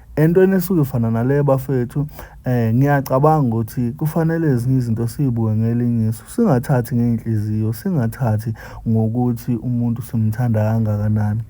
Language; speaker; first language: Zulu; native; Zulu